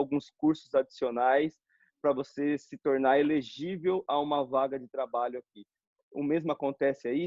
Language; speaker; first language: Portuguese; native; Portuguese